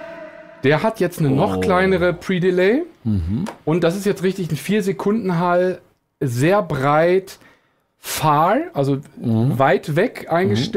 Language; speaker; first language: German; native; German